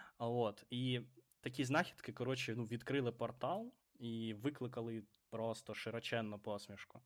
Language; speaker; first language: Ukrainian; non-native, local second language; Russian